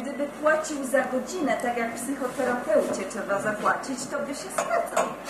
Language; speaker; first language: Polish; native; Polish